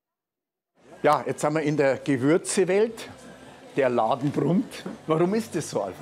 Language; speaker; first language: German; native; German